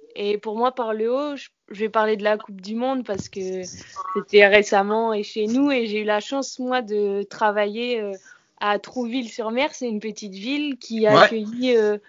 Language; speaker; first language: French; native; French